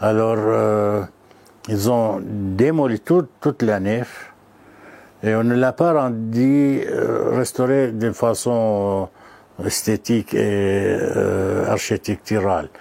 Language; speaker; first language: French; non-native, fluent; Arabic